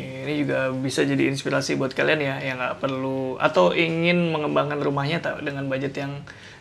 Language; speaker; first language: Indonesian; native; Indonesian